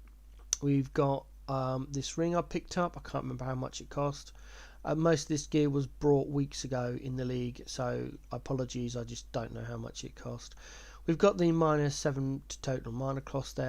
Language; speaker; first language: English; native; English